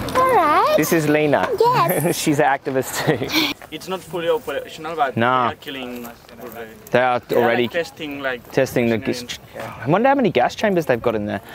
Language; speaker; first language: English; native; English